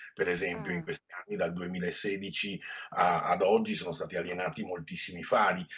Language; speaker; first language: Italian; native; Italian